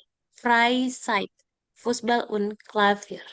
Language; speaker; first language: German; non-native, learner; Indonesian